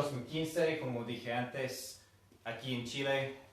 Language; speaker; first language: Spanish; non-native, fluent; English